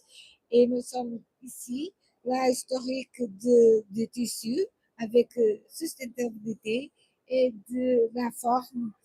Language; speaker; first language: French; non-native, learner; Portuguese